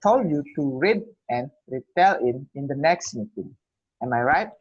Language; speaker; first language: English; non-native, learner; Indonesian